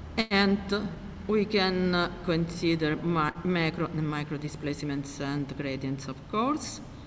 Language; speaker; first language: English; non-native, fluent; Italian